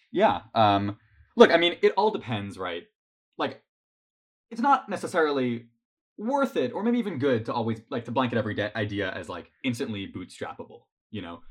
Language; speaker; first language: English; native; English